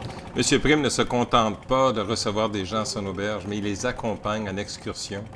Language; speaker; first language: French; native; French